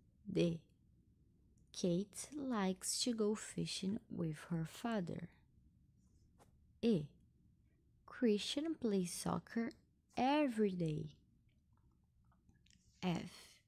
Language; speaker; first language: English; non-native, fluent; Portuguese